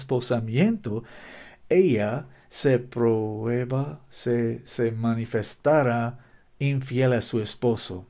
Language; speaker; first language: Spanish; non-native, learner; English